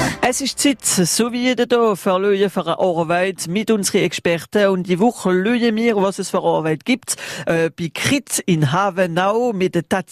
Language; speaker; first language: German; non-native, local second language; French